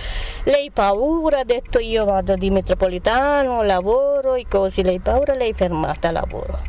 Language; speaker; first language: Italian; non-native, learner; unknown